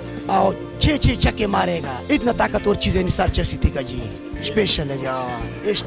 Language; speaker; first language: Hindi; non-native, local second language; Pashto